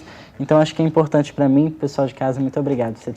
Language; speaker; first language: Portuguese; native; Portuguese